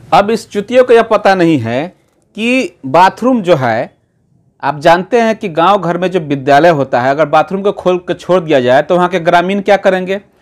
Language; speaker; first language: Hindi; native; Hindi